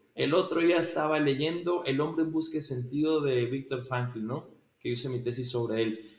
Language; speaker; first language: Spanish; native; Spanish